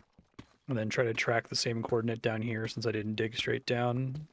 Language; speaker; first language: English; native; English